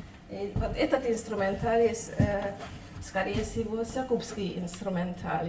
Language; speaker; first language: Russian; non-native, fluent; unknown